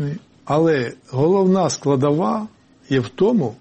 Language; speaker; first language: Ukrainian; non-native, fluent; Georgian